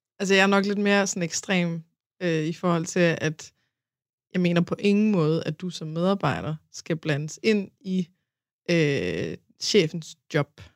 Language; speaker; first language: Danish; native; Danish